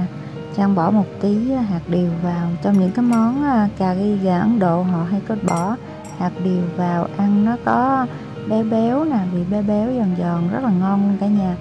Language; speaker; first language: Vietnamese; native; Vietnamese